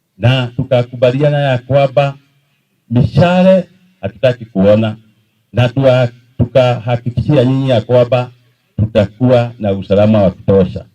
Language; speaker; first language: Swahili; non-native, local second language; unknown